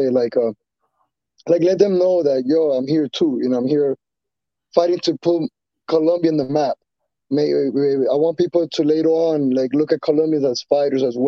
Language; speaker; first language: English; non-native, fluent; Spanish